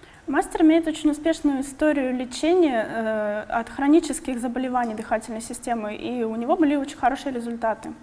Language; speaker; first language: Russian; native; Russian